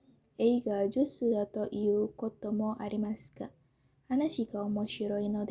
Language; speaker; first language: Japanese; non-native, learner; Indonesian